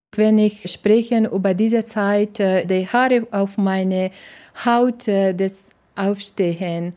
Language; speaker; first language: German; non-native, learner; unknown